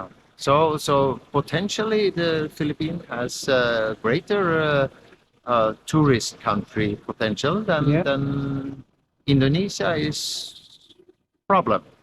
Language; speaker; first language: English; non-native, fluent; Norwegian